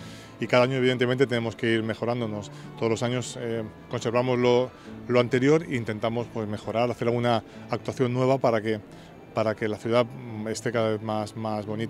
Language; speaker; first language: Spanish; native; Spanish